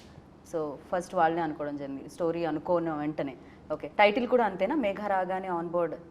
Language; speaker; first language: Telugu; native; Telugu